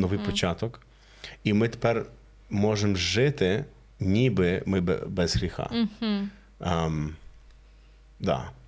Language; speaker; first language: Ukrainian; non-native, fluent; English